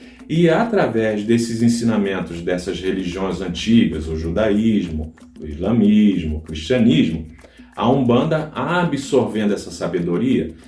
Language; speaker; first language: Portuguese; native; Portuguese